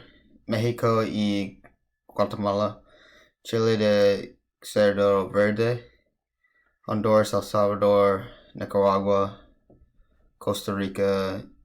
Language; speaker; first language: Spanish; non-native, learner; English